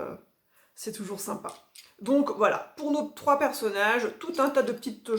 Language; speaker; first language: French; native; French